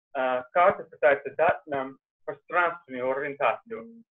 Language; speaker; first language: Russian; non-native, fluent; English